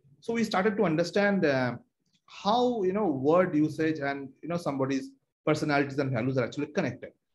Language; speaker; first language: English; non-native, local second language; Bangla